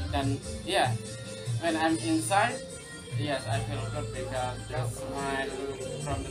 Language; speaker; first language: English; non-native, learner; Indonesian